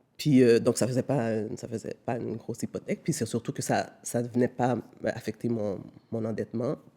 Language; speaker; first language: French; native; French